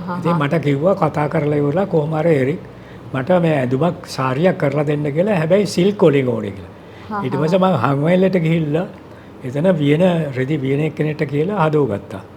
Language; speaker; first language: Sinhala; native; Sinhala